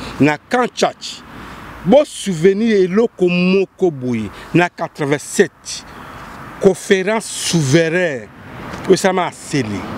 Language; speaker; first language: Lingala; non-native, local second language; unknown